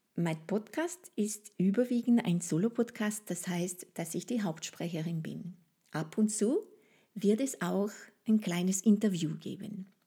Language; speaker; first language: German; non-native, fluent; French